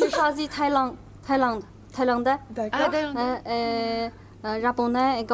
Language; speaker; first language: French; non-native, learner; Chinese